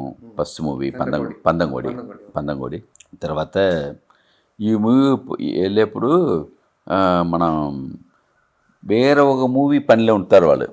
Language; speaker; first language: Telugu; non-native, learner; Tamil